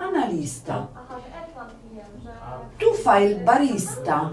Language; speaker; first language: Italian; non-native, fluent; Polish